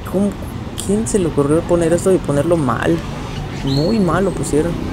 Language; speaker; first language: Spanish; native; Spanish